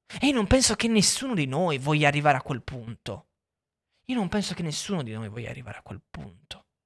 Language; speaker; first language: Italian; native; Italian